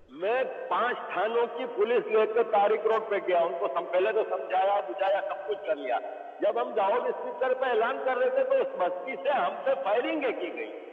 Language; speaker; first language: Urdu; non-native, local second language; Memoni